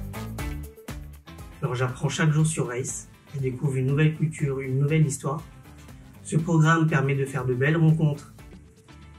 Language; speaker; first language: French; native; French